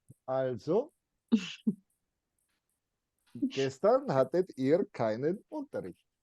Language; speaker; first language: German; non-native, fluent; English